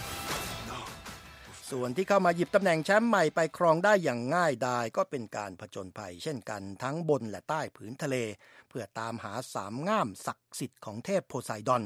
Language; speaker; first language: Thai; native; Thai